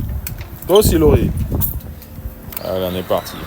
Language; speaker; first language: French; native; French